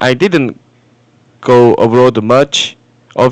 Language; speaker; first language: English; non-native, fluent; Korean